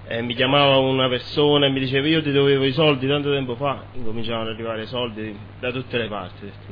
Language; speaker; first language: Italian; native; Italian